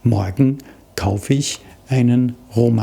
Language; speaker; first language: German; non-native, fluent; English